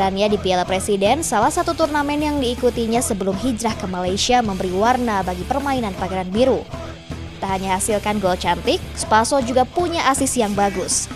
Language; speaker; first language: Indonesian; native; Indonesian